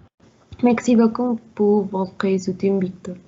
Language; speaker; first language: French; non-native, learner; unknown